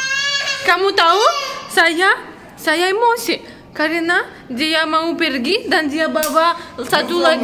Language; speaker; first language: Indonesian; non-native, learner; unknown